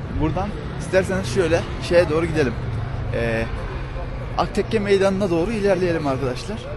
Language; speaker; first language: Turkish; native; Turkish